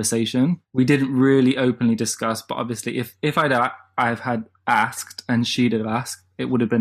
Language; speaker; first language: English; native; English